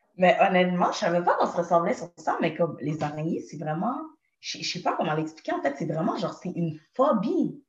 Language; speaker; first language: French; native; French